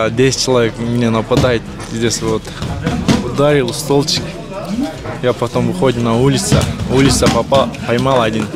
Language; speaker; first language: Russian; non-native, learner; Kyrgyz